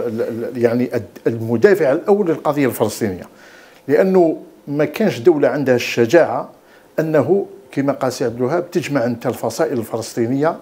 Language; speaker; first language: Arabic; native; Arabic